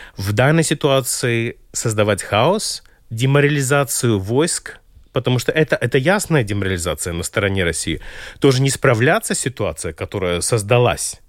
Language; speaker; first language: Russian; non-native, local second language; Latvian